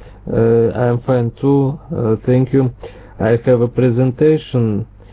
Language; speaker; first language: English; non-native, learner; Russian